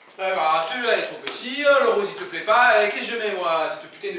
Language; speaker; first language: French; native; French